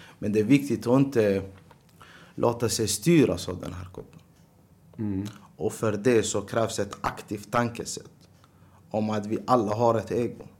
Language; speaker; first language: Swedish; early bilingual, other home language; Arabic